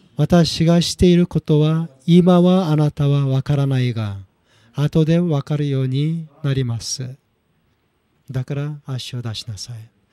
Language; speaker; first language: Japanese; non-native, fluent; Korean